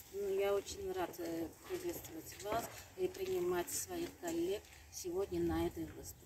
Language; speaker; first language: Russian; non-native, fluent; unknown